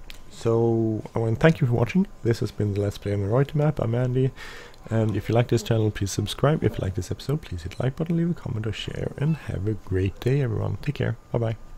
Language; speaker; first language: English; non-native, fluent; Swedish